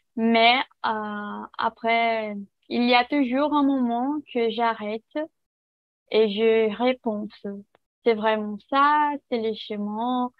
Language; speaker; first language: French; non-native, learner; Portuguese